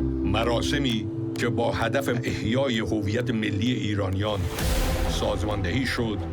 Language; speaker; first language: Persian; native; Persian